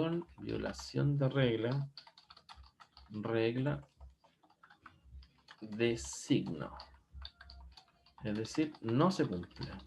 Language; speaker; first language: Spanish; native; Spanish